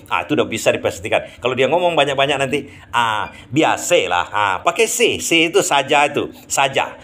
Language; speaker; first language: Indonesian; non-native, local second language; Minangkabau